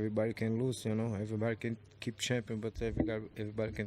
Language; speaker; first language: English; non-native, learner; Portuguese